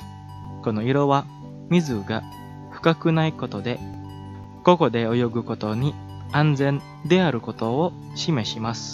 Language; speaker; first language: Japanese; non-native, fluent; Indonesian